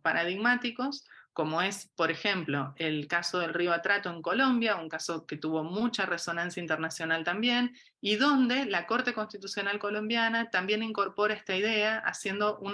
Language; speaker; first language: Spanish; native; Spanish